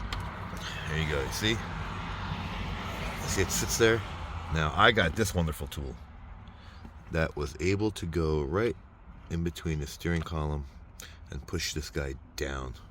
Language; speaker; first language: English; native; English